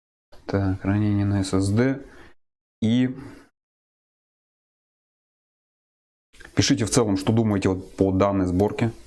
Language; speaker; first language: Russian; native; Russian